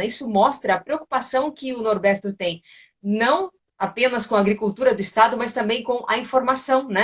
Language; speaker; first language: Portuguese; native; Portuguese